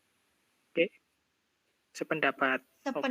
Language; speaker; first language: Indonesian; native; Indonesian